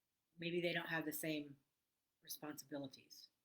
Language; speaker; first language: English; native; English